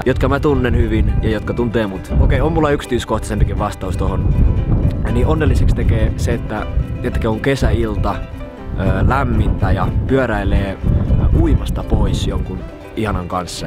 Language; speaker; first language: Finnish; native; Finnish